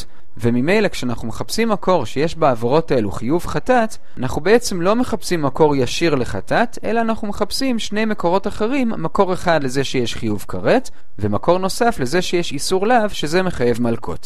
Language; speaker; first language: Hebrew; native; Hebrew